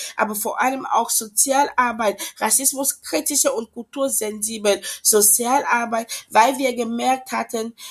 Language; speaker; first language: German; non-native, fluent; French